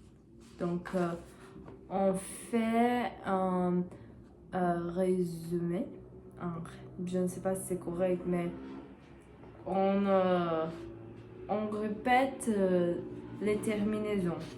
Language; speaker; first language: French; non-native, learner; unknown